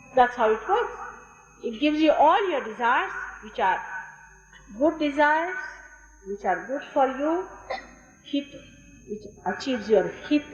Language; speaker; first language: English; non-native, local second language; Marathi